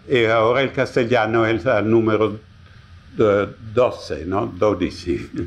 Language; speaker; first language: Spanish; non-native, fluent; Italian